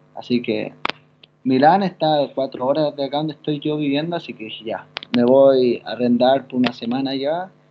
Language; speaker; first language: Spanish; native; Spanish